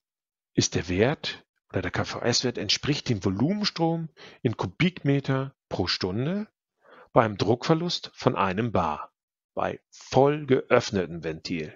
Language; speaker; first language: German; native; German